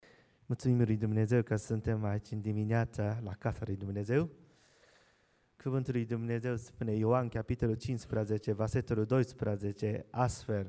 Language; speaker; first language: Romanian; non-native, learner; Japanese